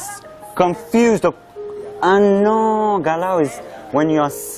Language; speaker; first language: English; non-native, fluent; French